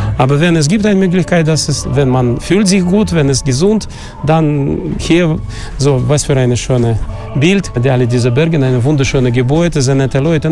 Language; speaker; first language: German; non-native, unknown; Russian